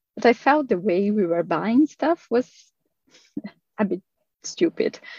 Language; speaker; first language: English; non-native, fluent; Portuguese